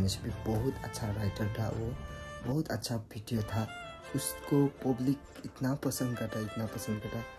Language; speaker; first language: Hindi; non-native, local second language; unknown